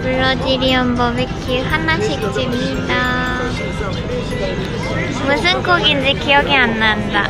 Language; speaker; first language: Korean; non-native, fluent; Japanese